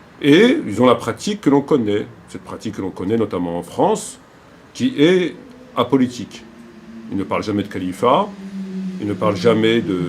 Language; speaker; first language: French; native; French